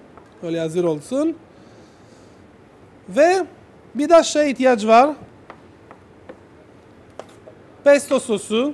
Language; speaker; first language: Turkish; non-native, learner; Italian